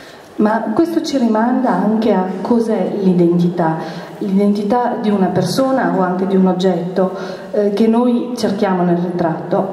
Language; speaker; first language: Italian; native; Italian